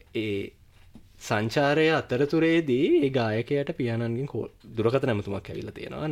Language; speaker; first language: Sinhala; native; Sinhala